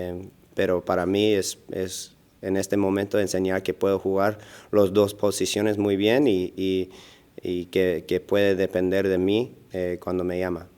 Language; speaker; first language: Spanish; early bilingual, heritage; Spanish